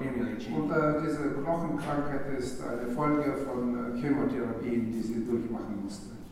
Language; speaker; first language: German; non-native, fluent; Russian